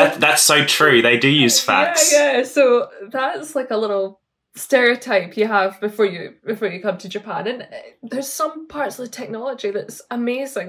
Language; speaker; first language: English; native; English